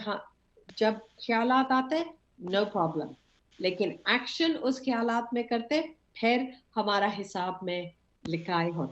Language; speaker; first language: Hindi; early bilingual, heritage; English